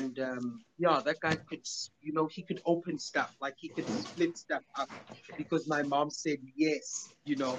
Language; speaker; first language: English; non-native, local second language; Zulu